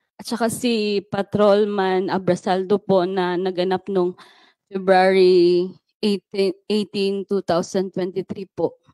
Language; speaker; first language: Filipino; non-native, local second language; Cebuano